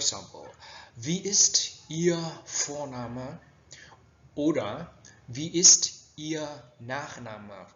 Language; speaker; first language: German; non-native, fluent; Vietnamese